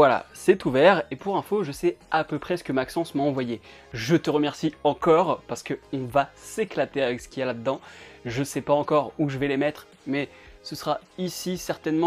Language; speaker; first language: French; native; French